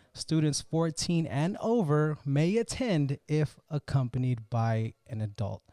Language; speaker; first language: English; native; English